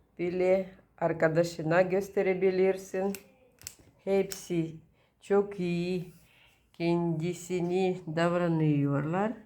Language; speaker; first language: Turkish; non-native, learner; Russian